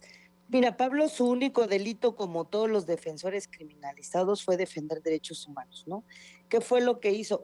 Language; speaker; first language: Spanish; native; Spanish